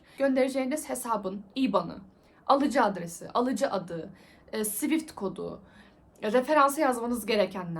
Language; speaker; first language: Turkish; native; Turkish